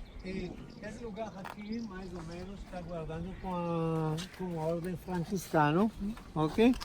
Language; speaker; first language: Portuguese; non-native, fluent; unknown